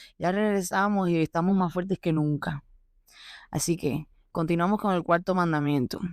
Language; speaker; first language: Spanish; early bilingual, heritage; Spanish